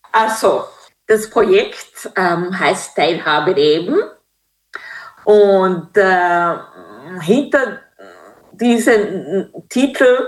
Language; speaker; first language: German; non-native, fluent; Kinyarwanda